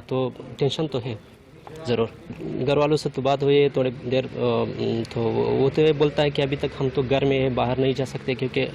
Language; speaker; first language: Hindi; non-native, learner; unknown